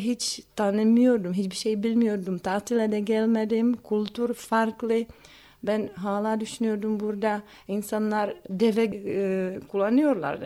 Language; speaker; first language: Turkish; non-native, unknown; Czech